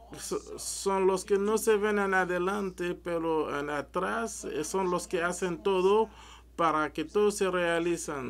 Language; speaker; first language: Spanish; non-native, learner; French